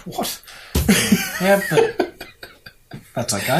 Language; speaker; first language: English; native; English